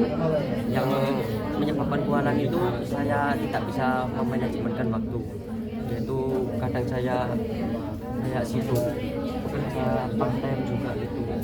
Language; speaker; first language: Indonesian; native; Indonesian